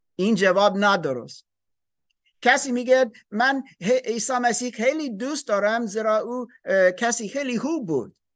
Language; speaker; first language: Persian; non-native, learner; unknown